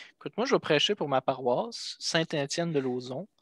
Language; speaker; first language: French; native; French